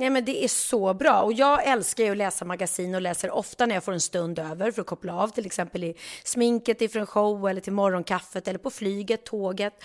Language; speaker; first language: Swedish; native; Swedish